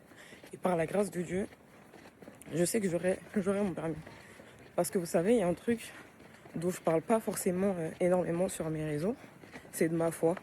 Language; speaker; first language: French; native; French